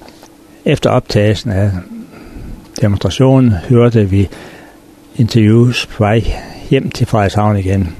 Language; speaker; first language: Danish; native; Danish